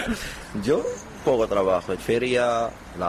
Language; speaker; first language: Spanish; non-native, learner; Arabic